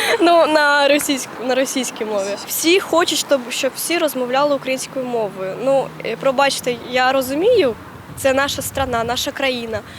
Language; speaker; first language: Ukrainian; non-native, local second language; Russian